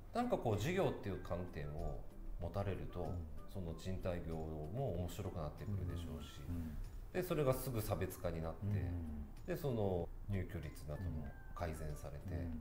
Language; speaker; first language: Japanese; native; Japanese